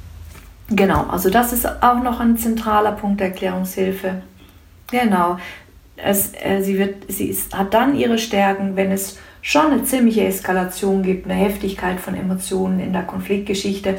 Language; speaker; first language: German; native; German